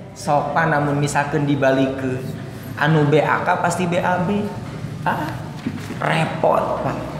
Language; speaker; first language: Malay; non-native, local second language; Sundanese